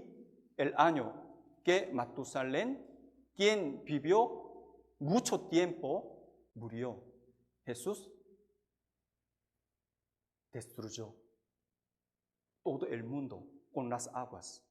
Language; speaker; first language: Spanish; non-native, fluent; Korean